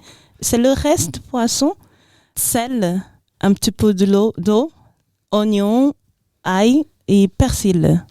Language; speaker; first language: French; non-native, learner; Portuguese